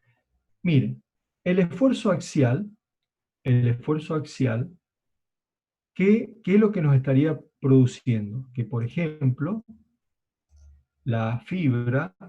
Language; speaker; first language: Spanish; native; Spanish